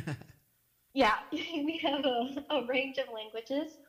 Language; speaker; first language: English; native; English